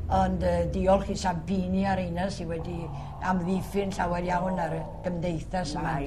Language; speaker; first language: Welsh; early bilingual, heritage; Welsh